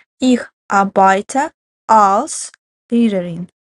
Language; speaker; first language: German; non-native, fluent; Ukrainian